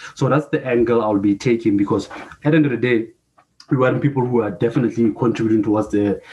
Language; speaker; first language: English; non-native, local second language; Southern Sotho